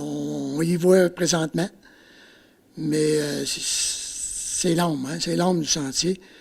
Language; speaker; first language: French; native; French